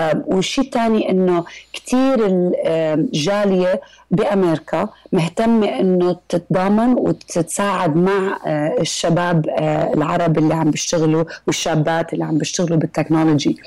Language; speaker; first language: Arabic; early bilingual, heritage; Arabic